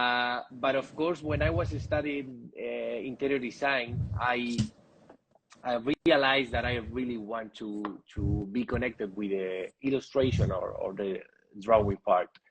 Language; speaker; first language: English; non-native, learner; Spanish